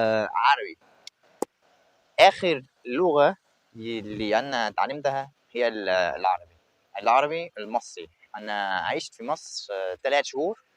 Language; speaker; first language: Arabic; non-native, fluent; French